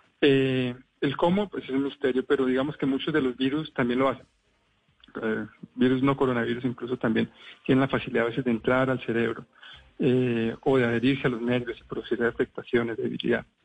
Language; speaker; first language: Spanish; native; Spanish